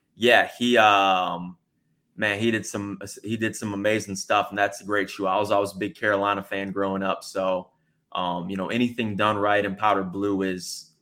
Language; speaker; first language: English; native; English